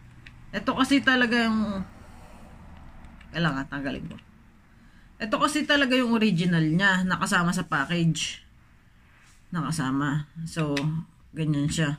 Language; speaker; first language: Filipino; native; Filipino